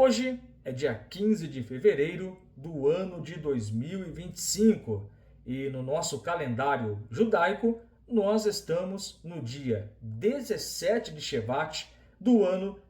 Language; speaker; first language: Portuguese; native; Portuguese